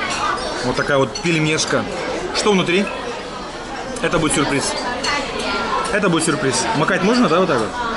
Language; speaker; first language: Russian; native; Russian